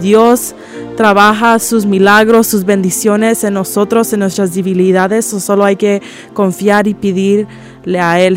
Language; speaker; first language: Spanish; early bilingual, heritage; Spanish